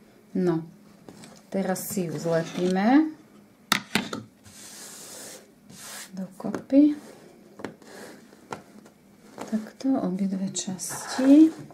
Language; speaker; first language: Slovak; native; Slovak